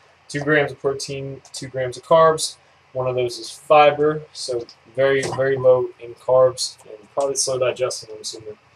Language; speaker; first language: English; native; English